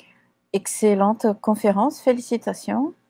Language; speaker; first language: French; non-native, fluent; Portuguese